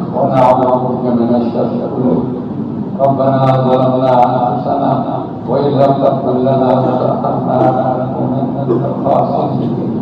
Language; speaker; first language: Arabic; non-native, fluent; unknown